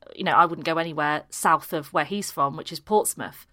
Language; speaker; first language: English; native; English